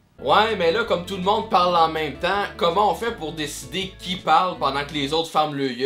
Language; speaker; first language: French; native; French